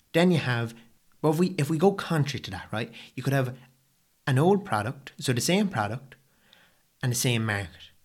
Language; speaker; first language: English; native; English